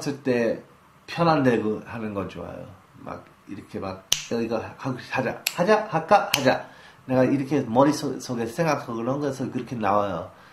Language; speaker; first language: Korean; early bilingual, heritage; English